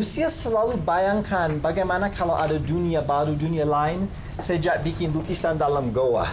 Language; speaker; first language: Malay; non-native, fluent; English